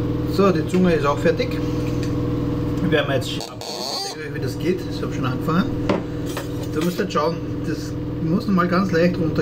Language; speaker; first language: German; native; German